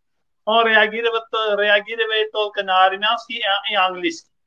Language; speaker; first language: Russian; non-native, fluent; Armenian